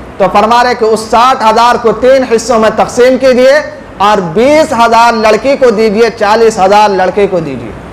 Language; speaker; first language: Urdu; native; Urdu